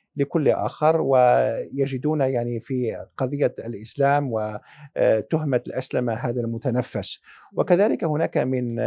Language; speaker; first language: Arabic; early bilingual, heritage; Arabic